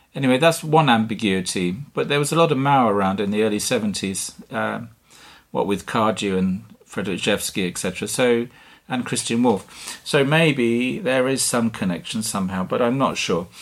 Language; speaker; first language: English; native; English